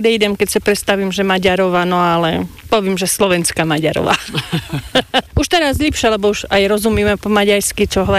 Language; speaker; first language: Slovak; non-native, local second language; Rusyn